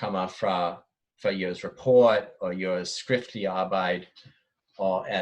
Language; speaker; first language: Danish; non-native, fluent; English